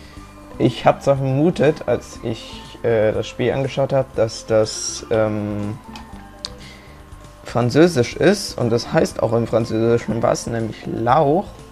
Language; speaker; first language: German; native; German